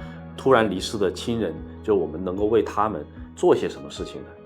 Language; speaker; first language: Chinese; native; Chinese